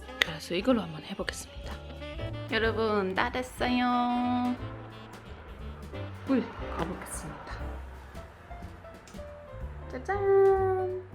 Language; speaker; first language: Korean; early bilingual, heritage; German